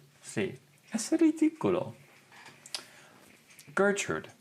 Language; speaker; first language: Spanish; non-native, fluent; English